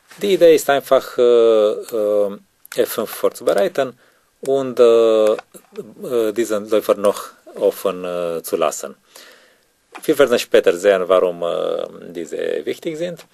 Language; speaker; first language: German; non-native, learner; Romanian